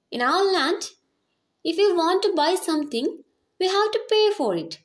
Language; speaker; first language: English; non-native, local second language; Malayalam